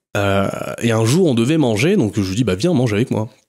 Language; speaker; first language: French; native; French